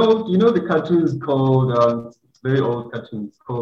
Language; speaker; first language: English; non-native, local second language; Xhosa